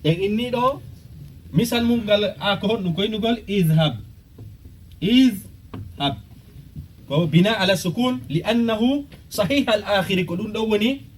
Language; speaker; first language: Arabic; non-native, fluent; Fula